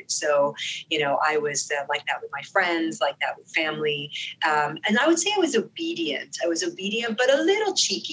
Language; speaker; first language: English; non-native, fluent; Arabic